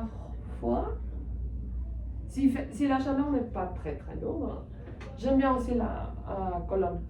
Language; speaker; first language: French; non-native, fluent; Spanish